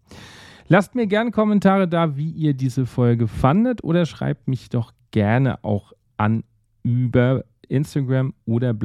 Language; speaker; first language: German; native; German